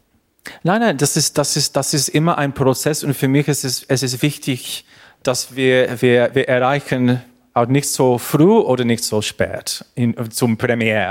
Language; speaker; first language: German; non-native, learner; English